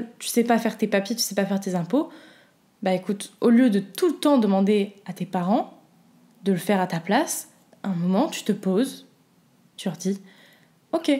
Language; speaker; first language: French; native; French